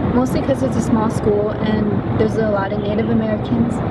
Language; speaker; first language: English; native; English